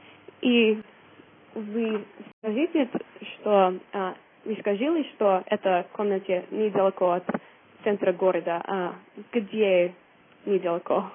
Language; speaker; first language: Russian; non-native, learner; English